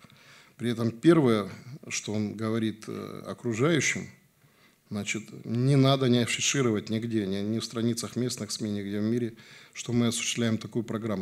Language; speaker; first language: Russian; native; Russian